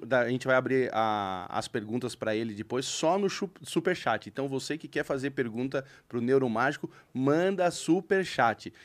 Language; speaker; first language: Portuguese; native; Portuguese